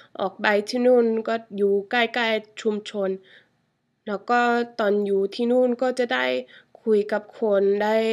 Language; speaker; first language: Thai; early bilingual, heritage; English